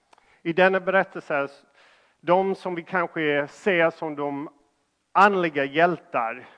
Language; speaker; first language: Swedish; non-native, fluent; English